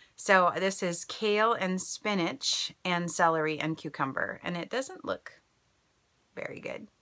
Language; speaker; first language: English; native; English